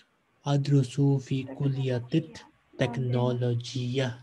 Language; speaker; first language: Arabic; non-native, fluent; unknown